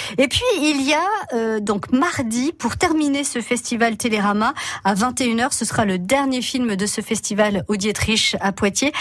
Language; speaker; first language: French; native; French